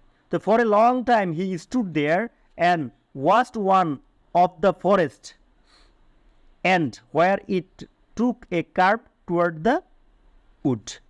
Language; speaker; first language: English; non-native, local second language; Bangla